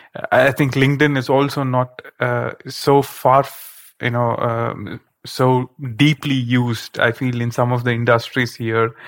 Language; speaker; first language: English; non-native, local second language; Kannada